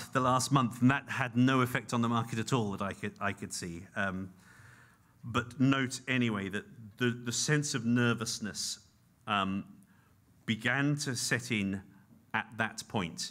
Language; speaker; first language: English; native; English